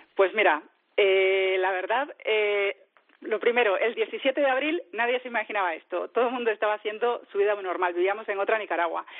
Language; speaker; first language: Spanish; native; Spanish